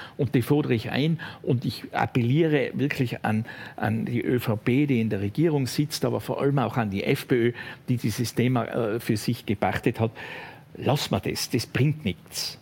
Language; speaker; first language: German; native; German